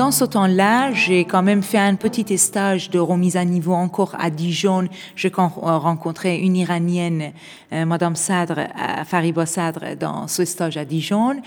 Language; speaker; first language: French; non-native, fluent; Persian